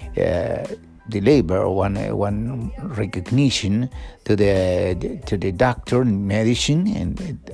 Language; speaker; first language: English; non-native, learner; Spanish